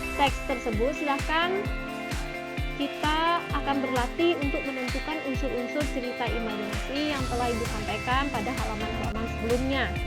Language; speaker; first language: Indonesian; native; Indonesian